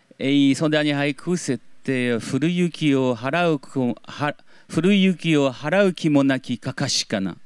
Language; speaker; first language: French; native; French